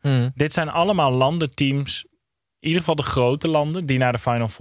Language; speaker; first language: Dutch; native; Dutch